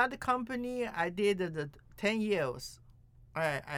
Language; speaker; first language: English; non-native, learner; Chinese